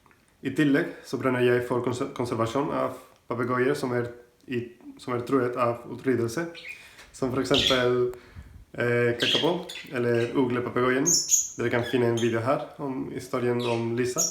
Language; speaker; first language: Norwegian; non-native, learner; Spanish